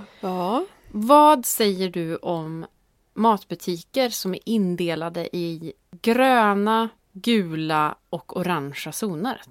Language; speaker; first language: Swedish; native; Swedish